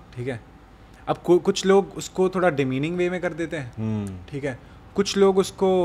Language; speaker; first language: Hindi; native; Hindi